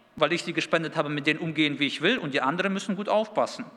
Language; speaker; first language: German; early bilingual, other home language; Russian